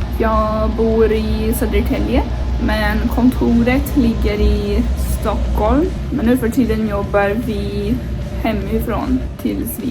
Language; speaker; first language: Swedish; non-native, fluent; Portuguese